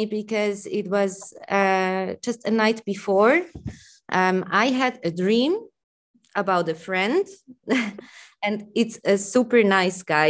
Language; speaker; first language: English; non-native, fluent; German